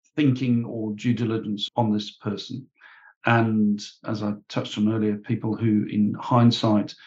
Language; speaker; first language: English; native; English